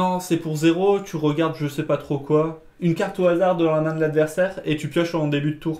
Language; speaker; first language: French; native; French